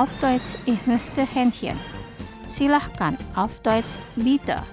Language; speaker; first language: German; non-native, fluent; Indonesian